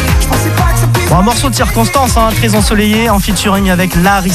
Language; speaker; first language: French; native; French